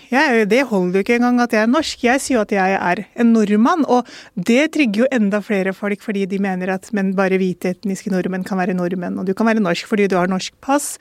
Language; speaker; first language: Norwegian; early bilingual, other home language; Urdu